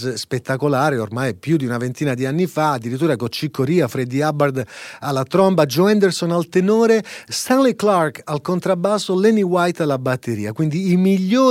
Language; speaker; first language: Italian; native; Italian